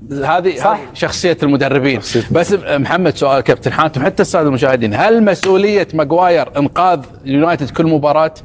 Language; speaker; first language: Arabic; native; Arabic